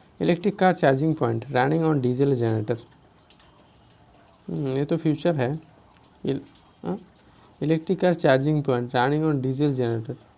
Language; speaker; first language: Hindi; non-native, local second language; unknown